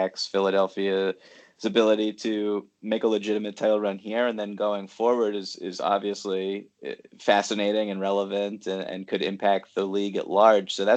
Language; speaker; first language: English; native; English